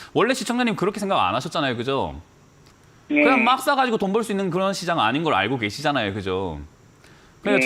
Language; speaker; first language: Korean; native; Korean